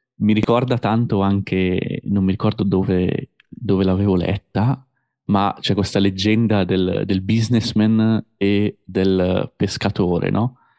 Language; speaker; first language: Italian; native; Italian